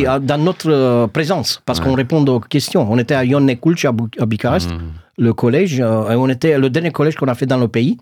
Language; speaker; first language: French; non-native, fluent; Romanian